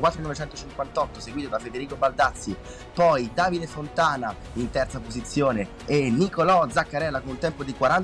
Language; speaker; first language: Italian; native; Italian